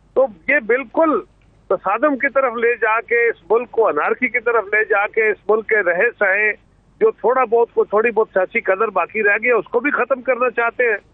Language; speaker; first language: Urdu; non-native, local second language; Punjabi